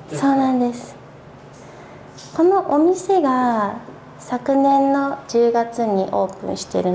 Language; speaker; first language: Japanese; native; Japanese